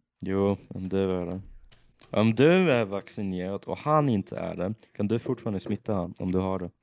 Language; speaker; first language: Swedish; native; Swedish